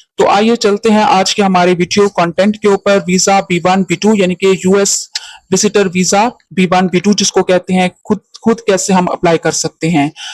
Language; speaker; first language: Urdu; native; Urdu